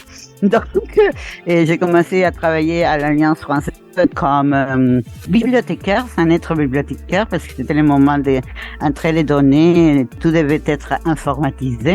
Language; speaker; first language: French; non-native, fluent; Spanish